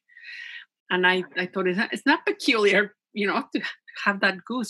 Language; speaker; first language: English; non-native, fluent; Spanish